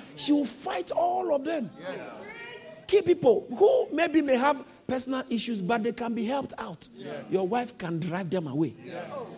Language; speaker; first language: English; non-native, local second language; Akan